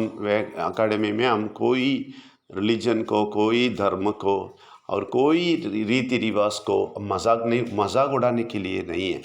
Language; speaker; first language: Hindi; non-native, local second language; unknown